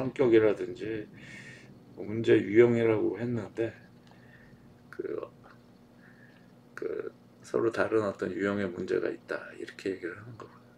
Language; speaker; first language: Korean; native; Korean